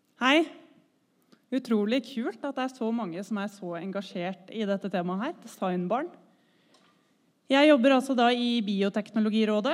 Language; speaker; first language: Norwegian; native; Norwegian